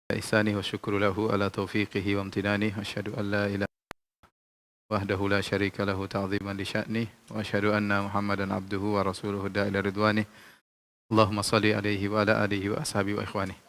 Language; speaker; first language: Arabic; non-native, fluent; Indonesian